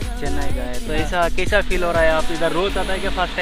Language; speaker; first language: Hindi; non-native, local second language; Assamese